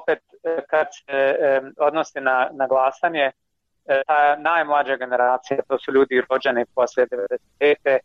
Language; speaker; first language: Croatian; non-native, fluent; English